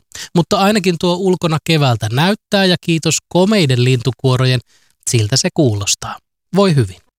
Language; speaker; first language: Finnish; native; Finnish